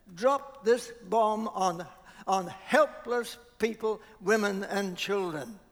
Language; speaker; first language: English; native; English